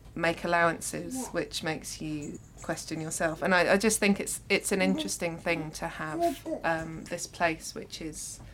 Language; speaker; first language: English; native; English